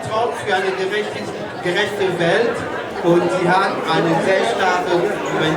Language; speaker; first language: German; non-native, learner; French